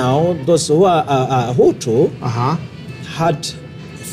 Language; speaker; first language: English; non-native, local second language; Kinyarwanda